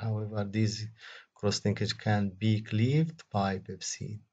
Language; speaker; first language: English; non-native, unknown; Arabic